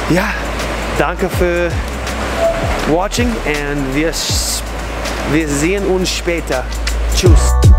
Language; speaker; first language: German; non-native, learner; English